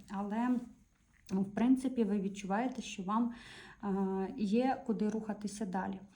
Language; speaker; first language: Ukrainian; non-native, local second language; Russian